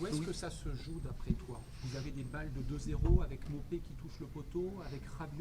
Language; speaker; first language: French; native; French